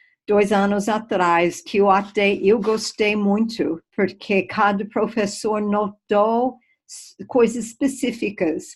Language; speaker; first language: Portuguese; non-native, fluent; English